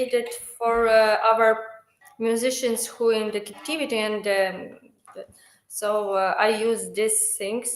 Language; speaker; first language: English; non-native, learner; Ukrainian